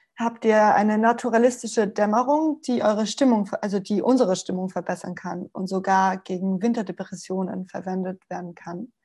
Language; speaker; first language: German; non-native, fluent; Spanish